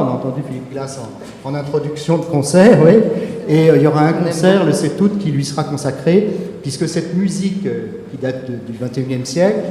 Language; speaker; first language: French; native; French